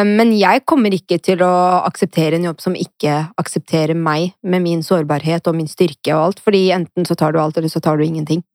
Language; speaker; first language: Norwegian; early bilingual, other home language; Arabic